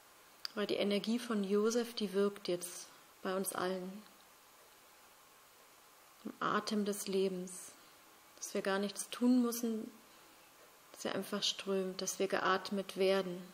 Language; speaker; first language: German; native; German